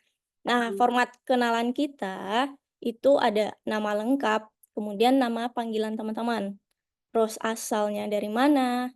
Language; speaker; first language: Indonesian; native; Indonesian